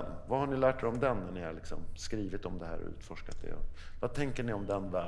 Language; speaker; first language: Swedish; native; Swedish